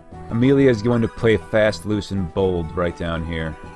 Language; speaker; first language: English; native; English